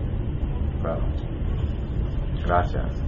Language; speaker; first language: Spanish; non-native, learner; English